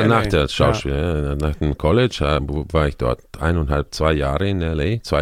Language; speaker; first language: German; non-native, fluent; Croatian